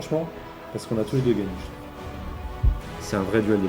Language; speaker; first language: French; native; French